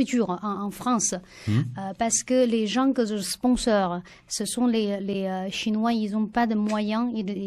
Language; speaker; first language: French; non-native, learner; Chinese